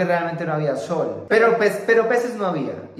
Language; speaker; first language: Spanish; native; Spanish